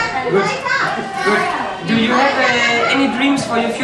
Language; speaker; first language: English; non-native, learner; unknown